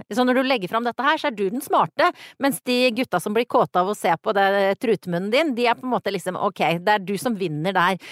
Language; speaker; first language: Norwegian; native; Norwegian